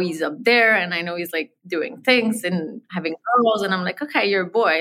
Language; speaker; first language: English; non-native, fluent; French